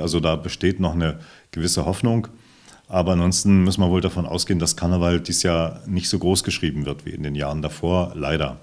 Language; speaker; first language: German; native; German